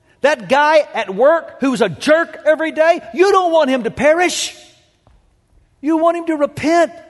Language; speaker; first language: English; native; English